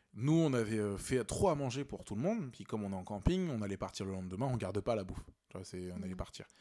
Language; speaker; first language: French; native; French